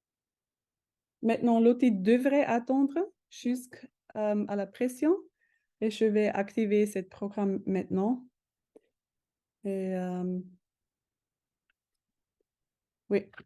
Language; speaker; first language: French; non-native, fluent; German